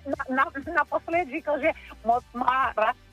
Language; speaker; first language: Czech; non-native, fluent; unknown